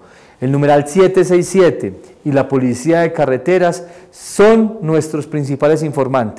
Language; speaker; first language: Spanish; native; Spanish